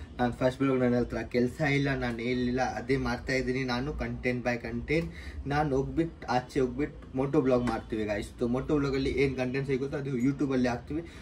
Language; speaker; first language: Kannada; non-native, local second language; Hindi